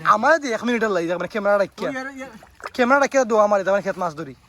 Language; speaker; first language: Bangla; non-native, local second language; Sylheti